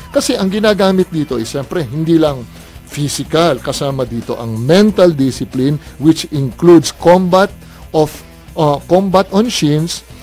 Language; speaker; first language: Filipino; native; Filipino